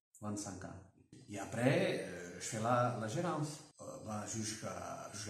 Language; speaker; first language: French; non-native, fluent; Portuguese